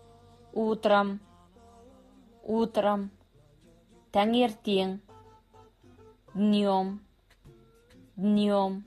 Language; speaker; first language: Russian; non-native, fluent; Kazakh